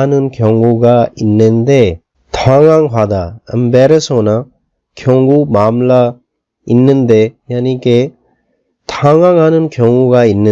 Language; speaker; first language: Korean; non-native, fluent; Urdu